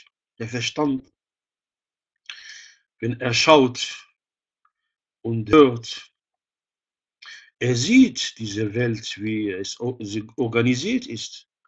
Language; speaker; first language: German; non-native, fluent; Arabic